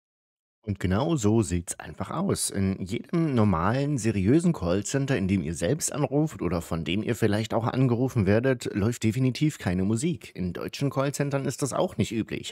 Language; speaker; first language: German; native; German